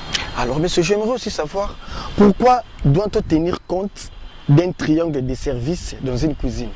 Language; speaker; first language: French; non-native, local second language; Lingala